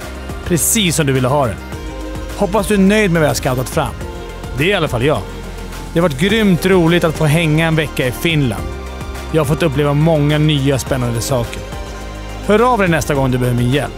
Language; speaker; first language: Swedish; native; Swedish